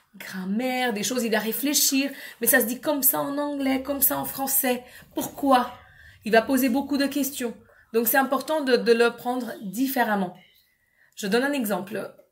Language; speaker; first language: French; non-native, fluent; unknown